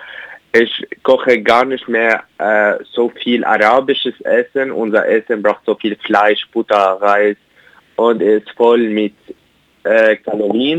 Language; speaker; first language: German; non-native, learner; Arabic